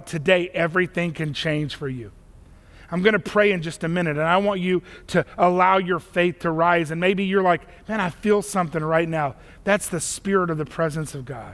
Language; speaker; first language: English; native; English